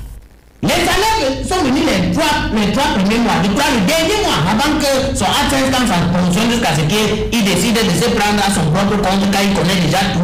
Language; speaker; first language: French; native; French